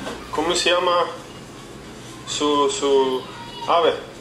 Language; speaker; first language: Spanish; non-native, learner; English